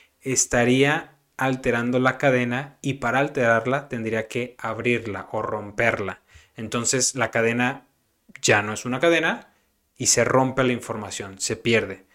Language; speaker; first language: Spanish; native; Spanish